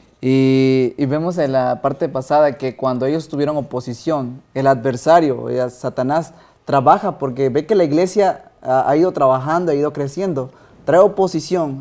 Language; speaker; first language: Spanish; native; Spanish